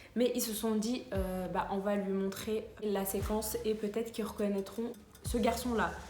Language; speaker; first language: French; early bilingual, other home language; Arabic